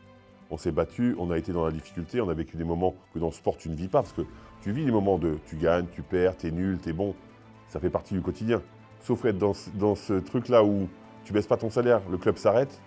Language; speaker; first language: French; native; French